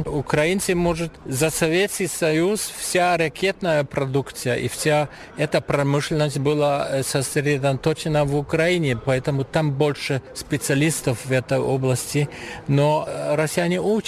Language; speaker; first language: Russian; non-native, fluent; German